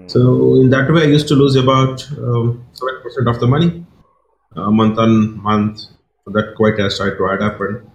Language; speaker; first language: English; non-native, local second language; Kannada